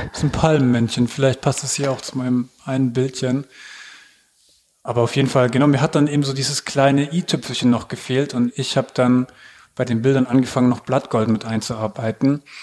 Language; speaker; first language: German; native; German